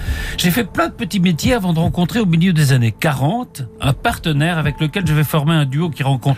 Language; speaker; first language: French; native; French